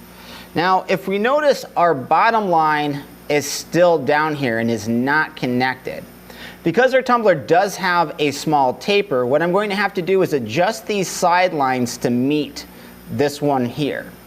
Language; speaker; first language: English; native; English